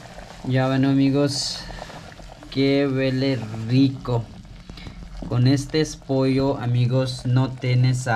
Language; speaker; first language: Spanish; non-native, learner; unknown